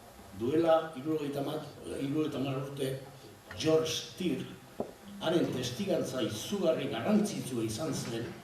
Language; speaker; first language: Basque; native; Basque